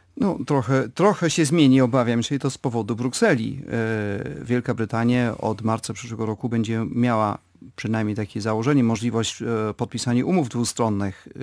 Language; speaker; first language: Polish; early bilingual, heritage; Polish